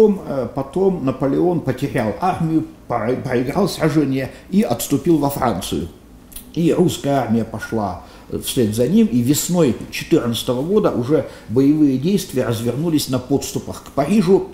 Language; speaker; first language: Russian; native; Russian